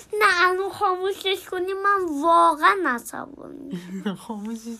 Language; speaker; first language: Persian; early bilingual, heritage; Persian